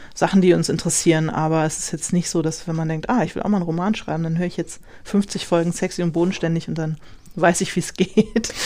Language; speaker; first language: German; native; German